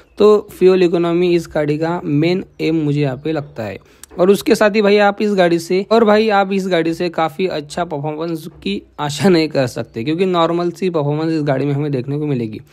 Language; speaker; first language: Hindi; non-native, local second language; Marathi